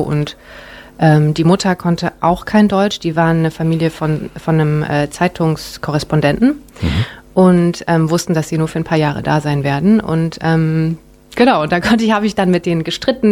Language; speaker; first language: German; native; German